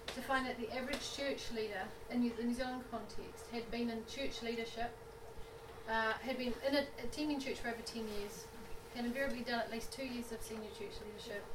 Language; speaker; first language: English; native; English